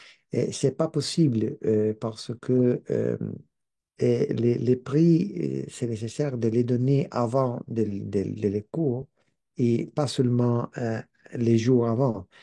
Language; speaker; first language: French; non-native, learner; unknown